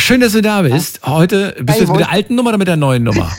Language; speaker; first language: German; native; German